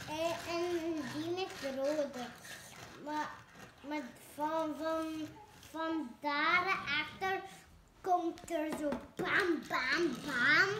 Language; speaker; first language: Dutch; early bilingual, other home language; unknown